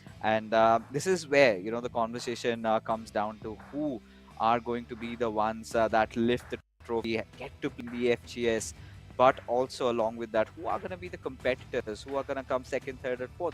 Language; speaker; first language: English; non-native, local second language; Hindi